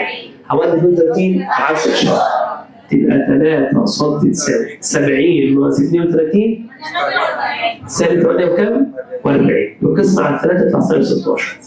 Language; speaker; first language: Arabic; native; Arabic